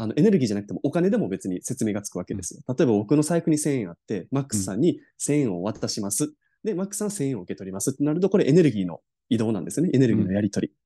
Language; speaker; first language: Japanese; native; Japanese